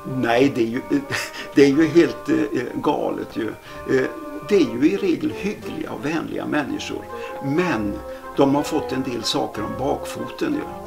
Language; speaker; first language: Swedish; native; Swedish